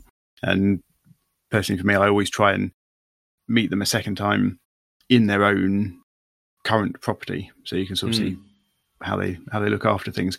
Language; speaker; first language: English; native; English